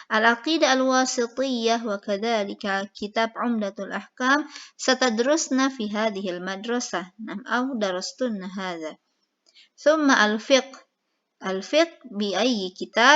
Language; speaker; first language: Arabic; non-native, fluent; Indonesian